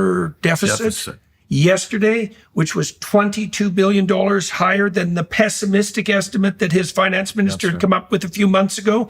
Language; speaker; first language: English; native; English